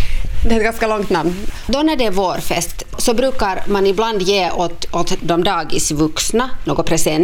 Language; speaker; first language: Swedish; native; Swedish